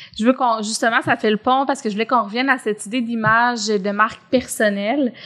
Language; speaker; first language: French; native; French